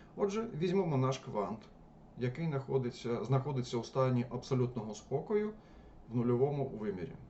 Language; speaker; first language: Ukrainian; non-native, local second language; Russian